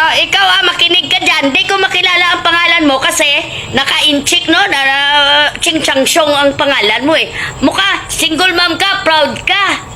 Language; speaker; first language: Filipino; non-native, local second language; Hiligaynon